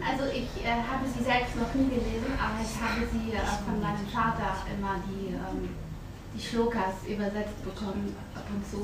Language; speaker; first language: German; early bilingual, other home language; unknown